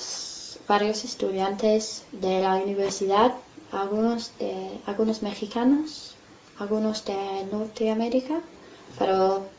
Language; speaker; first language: Spanish; non-native, fluent; English